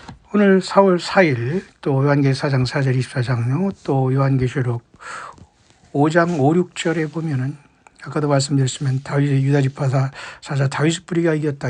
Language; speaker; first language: Korean; native; Korean